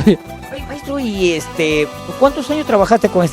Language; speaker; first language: Spanish; native; Spanish